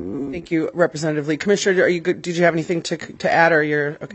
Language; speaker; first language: English; native; English